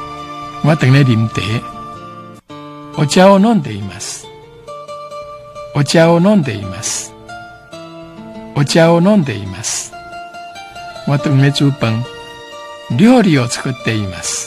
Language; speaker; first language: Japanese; non-native, fluent; Min Nan Chinese